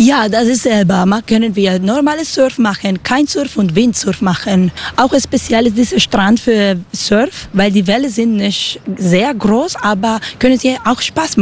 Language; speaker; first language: German; non-native, learner; Spanish